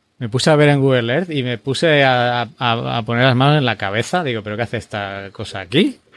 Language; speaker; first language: Spanish; native; Spanish